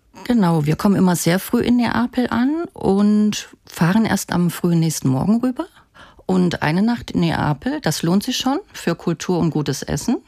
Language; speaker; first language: German; native; German